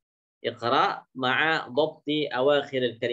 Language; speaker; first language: Arabic; non-native, fluent; Indonesian